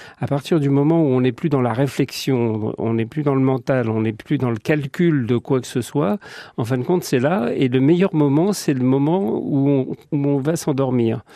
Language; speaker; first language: French; native; French